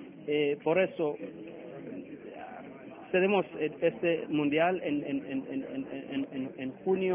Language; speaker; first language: Spanish; non-native, learner; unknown